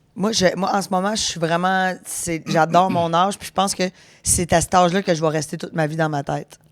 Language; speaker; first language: French; native; French